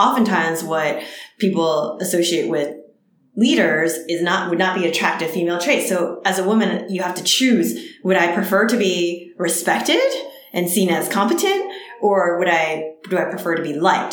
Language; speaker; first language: English; early bilingual, other home language; Cantonese